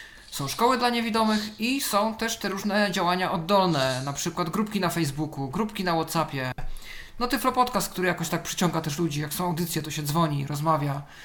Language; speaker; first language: Polish; native; Polish